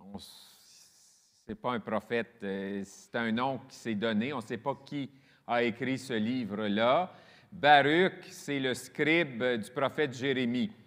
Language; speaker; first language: French; native; French